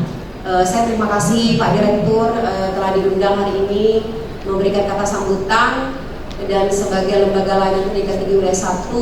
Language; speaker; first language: Indonesian; native; Indonesian